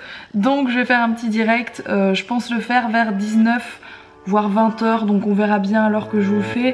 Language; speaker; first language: French; native; French